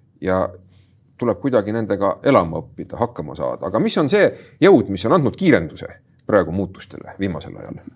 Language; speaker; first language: Estonian; native; Estonian